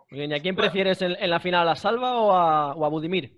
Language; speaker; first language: Spanish; native; Spanish